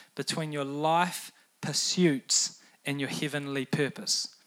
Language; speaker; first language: English; native; English